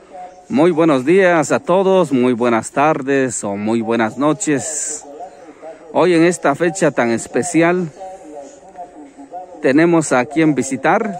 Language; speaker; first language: Spanish; native; Spanish